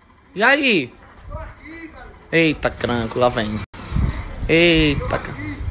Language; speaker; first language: Portuguese; native; Portuguese